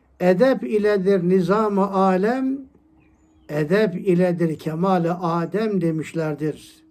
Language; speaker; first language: Turkish; native; Turkish